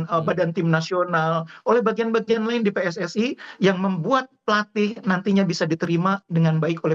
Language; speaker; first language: Indonesian; native; Indonesian